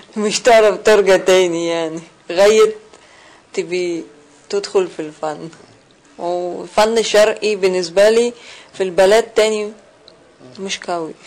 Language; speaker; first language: Arabic; non-native, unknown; Russian